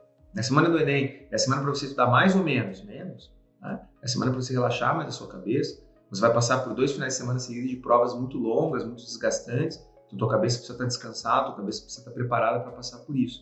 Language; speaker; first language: Portuguese; native; Portuguese